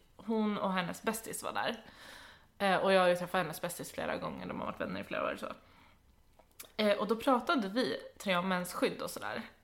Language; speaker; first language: Swedish; native; Swedish